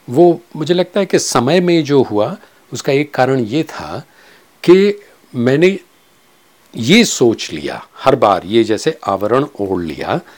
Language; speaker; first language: Hindi; non-native, local second language; Kachhi